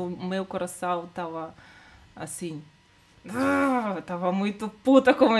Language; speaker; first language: Portuguese; non-native, fluent; Russian